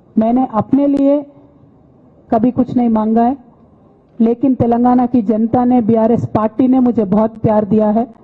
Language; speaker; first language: Hindi; non-native, local second language; Telugu